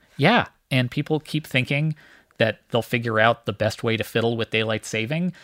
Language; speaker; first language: English; native; English